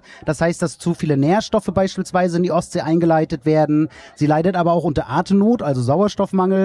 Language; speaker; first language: German; native; German